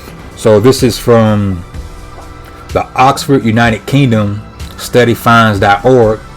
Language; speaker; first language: English; native; English